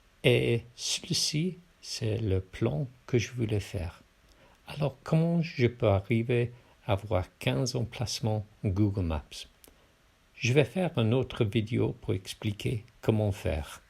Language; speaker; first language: French; non-native, fluent; English